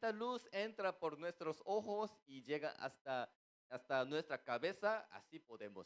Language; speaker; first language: Spanish; non-native, fluent; Korean